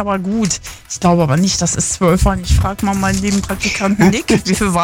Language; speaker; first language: German; native; German